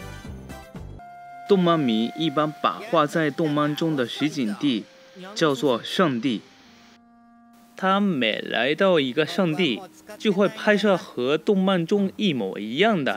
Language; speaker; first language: Chinese; native; Chinese